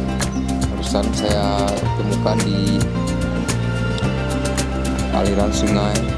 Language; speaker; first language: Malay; non-native, local second language; Achinese